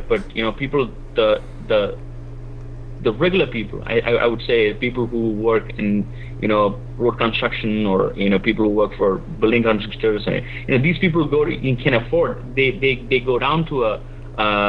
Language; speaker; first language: English; non-native, local second language; Malayalam